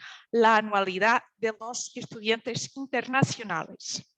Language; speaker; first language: Spanish; non-native, fluent; Portuguese